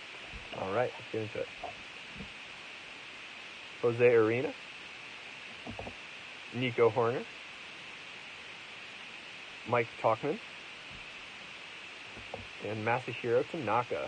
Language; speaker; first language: English; native; English